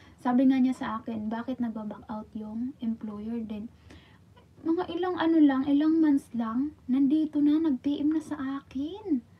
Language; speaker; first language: Filipino; non-native, local second language; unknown